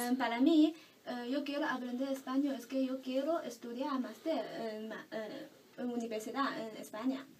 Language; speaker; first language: Spanish; non-native, learner; Chinese